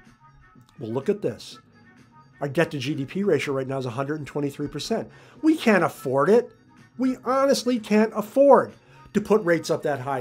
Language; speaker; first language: English; native; English